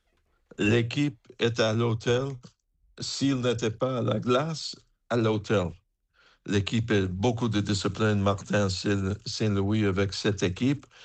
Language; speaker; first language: French; non-native, fluent; English